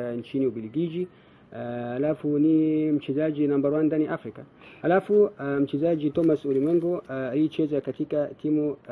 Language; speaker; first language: Swahili; non-native, fluent; Arabic